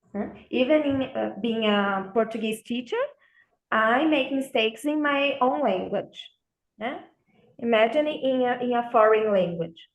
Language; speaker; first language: English; non-native, learner; Portuguese